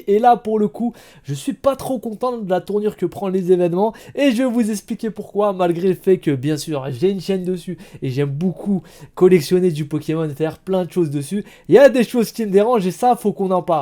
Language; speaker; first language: French; native; French